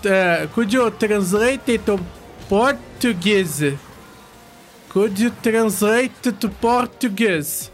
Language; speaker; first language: English; non-native, learner; Portuguese